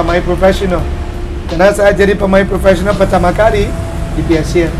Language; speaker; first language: Indonesian; non-native, fluent; English